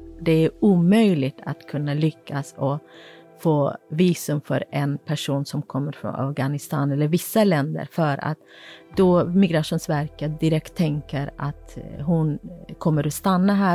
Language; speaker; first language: Swedish; non-native, fluent; Kurdish